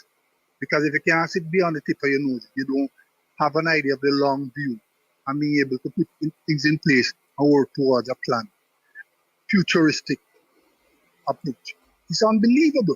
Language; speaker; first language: English; non-native, local second language; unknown